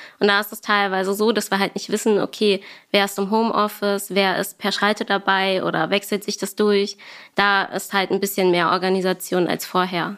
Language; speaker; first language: German; native; German